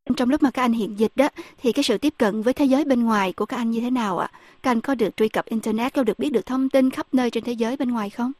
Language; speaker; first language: Vietnamese; native; Vietnamese